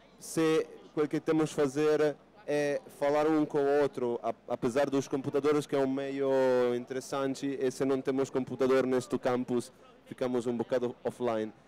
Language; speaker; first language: Portuguese; non-native, fluent; Italian